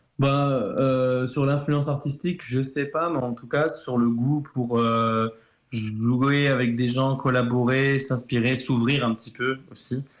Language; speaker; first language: French; early bilingual, other home language; Turkish